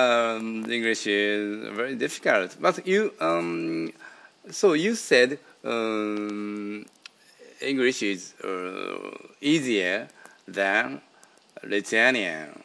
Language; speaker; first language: English; non-native, learner; Japanese